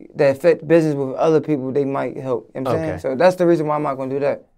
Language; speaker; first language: English; native; English